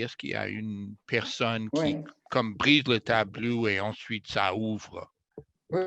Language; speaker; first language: French; non-native, fluent; English